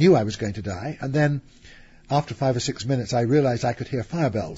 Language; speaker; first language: English; native; English